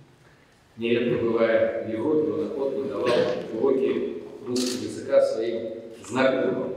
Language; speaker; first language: Russian; native; Russian